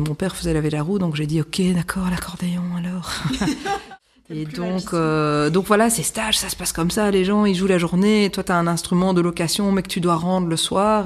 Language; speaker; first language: French; native; French